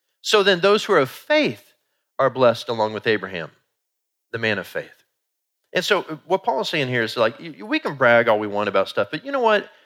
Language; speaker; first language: English; native; English